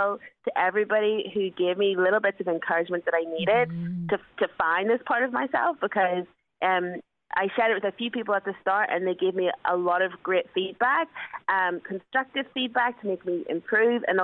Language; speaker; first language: English; native; English